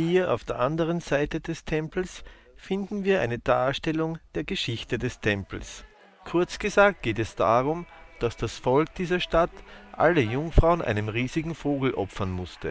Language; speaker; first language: German; native; German